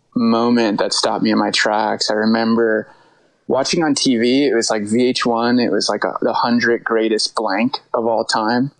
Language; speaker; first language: English; native; English